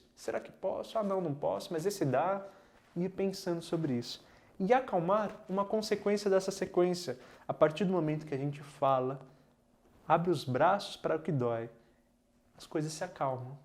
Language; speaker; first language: Portuguese; native; Portuguese